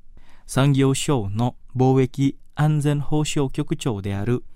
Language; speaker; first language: Japanese; non-native, fluent; Indonesian